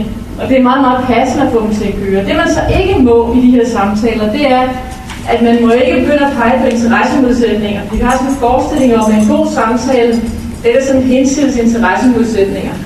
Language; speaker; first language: Danish; native; Danish